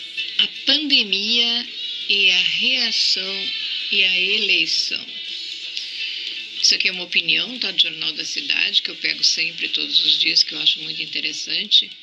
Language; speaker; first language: Portuguese; native; Portuguese